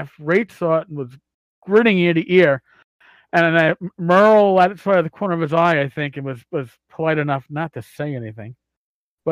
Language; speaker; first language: English; native; English